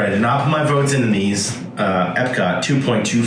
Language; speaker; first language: English; native; English